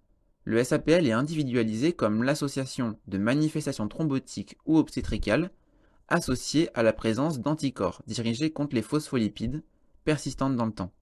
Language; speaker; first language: French; native; French